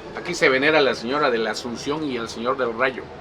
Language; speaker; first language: Spanish; native; Spanish